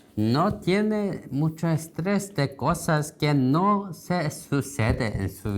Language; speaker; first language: Spanish; non-native, learner; Korean